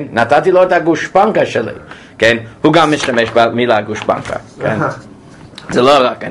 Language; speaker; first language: Hebrew; non-native, fluent; English